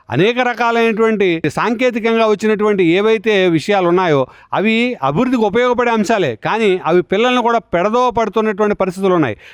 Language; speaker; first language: Telugu; native; Telugu